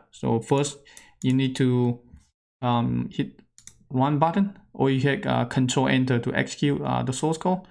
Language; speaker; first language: English; non-native, fluent; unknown